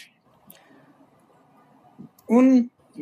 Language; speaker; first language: German; non-native, learner; Bangla